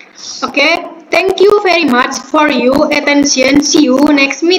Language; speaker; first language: English; non-native, learner; Indonesian